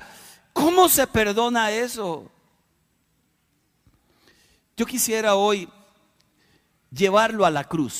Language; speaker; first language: Spanish; native; Spanish